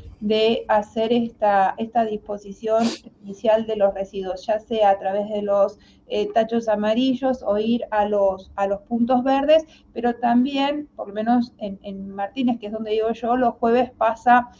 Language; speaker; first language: Spanish; native; Spanish